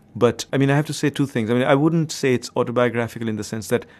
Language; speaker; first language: English; non-native, local second language; Bangla